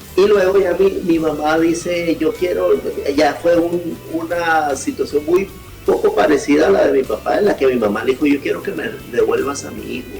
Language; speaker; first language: Spanish; native; Spanish